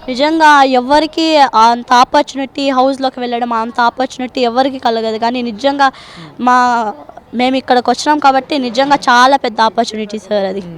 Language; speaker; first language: Telugu; native; Telugu